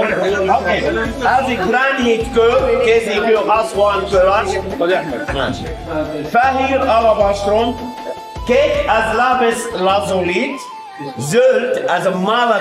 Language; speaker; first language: Hungarian; non-native, learner; Arabic